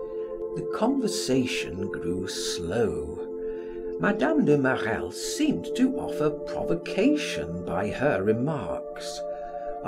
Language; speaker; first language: English; native; English